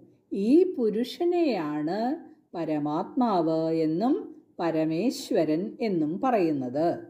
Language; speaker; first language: Malayalam; native; Malayalam